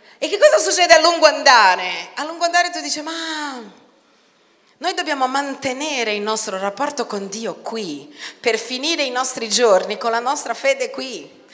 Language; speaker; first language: Italian; non-native, fluent; Portuguese